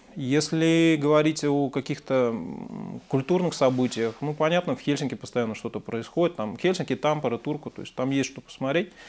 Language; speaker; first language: Russian; native; Russian